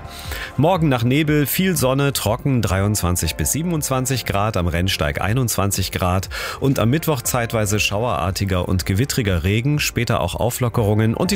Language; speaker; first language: German; native; German